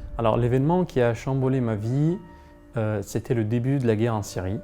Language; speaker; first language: French; non-native, fluent; Arabic